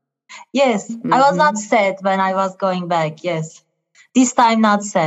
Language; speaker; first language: English; non-native, fluent; Turkish